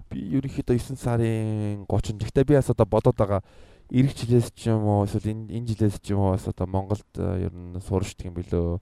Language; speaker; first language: Mongolian; early bilingual, heritage; Mongolian